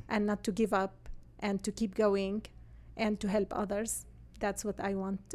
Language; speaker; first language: English; non-native, fluent; Arabic